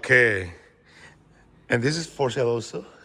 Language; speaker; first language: English; non-native, learner; Indonesian